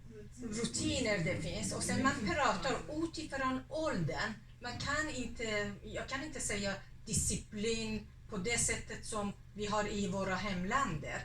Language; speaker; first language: Swedish; non-native, fluent; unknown